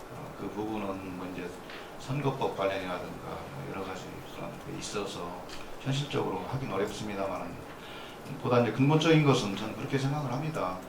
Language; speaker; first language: Korean; native; Korean